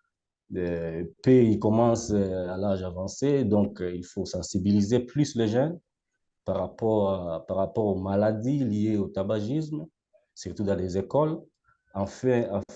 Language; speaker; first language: French; non-native, local second language; Lingala